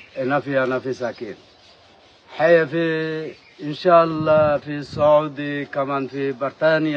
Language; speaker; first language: Arabic; non-native, learner; Bangla